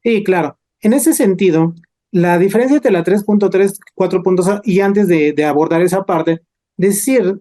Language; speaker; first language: Spanish; native; Spanish